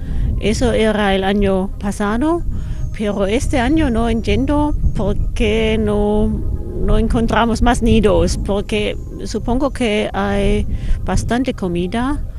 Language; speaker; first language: Spanish; non-native, fluent; German